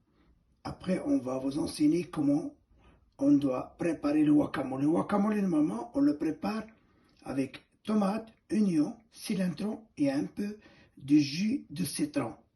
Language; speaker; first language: French; non-native, fluent; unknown